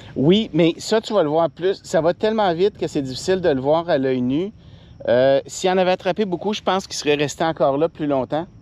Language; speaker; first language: French; native; French